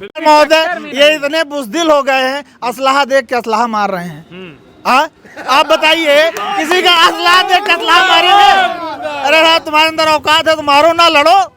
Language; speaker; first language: Hindi; native; Hindi